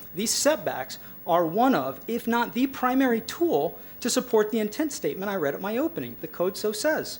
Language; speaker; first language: English; native; English